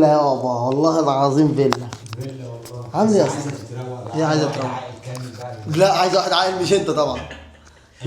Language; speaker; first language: Arabic; native; Arabic